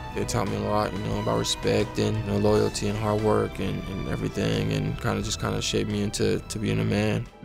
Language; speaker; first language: English; native; English